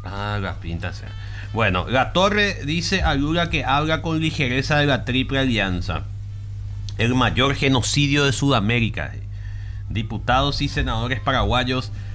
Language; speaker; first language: Spanish; native; Spanish